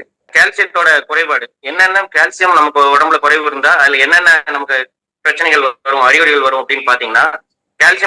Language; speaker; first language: Tamil; native; Tamil